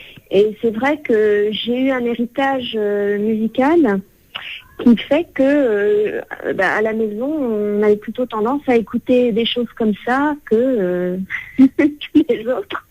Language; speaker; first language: French; native; French